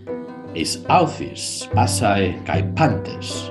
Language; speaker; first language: Greek; non-native, learner; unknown